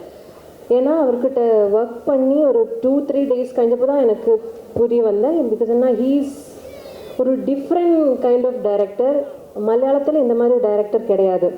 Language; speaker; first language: Tamil; non-native, learner; Malayalam